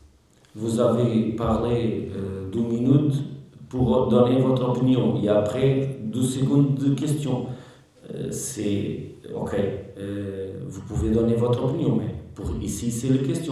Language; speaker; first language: French; non-native, learner; Portuguese